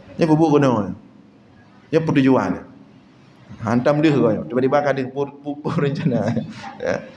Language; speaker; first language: Malay; non-native, local second language; Achinese